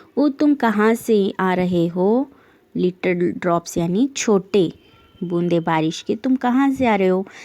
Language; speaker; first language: Urdu; native; Urdu